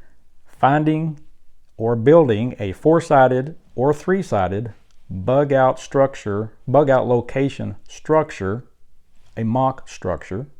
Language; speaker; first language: English; native; English